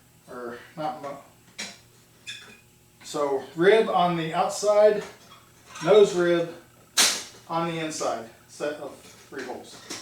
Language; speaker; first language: English; native; English